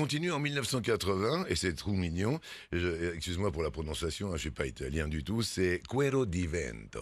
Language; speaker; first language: French; native; French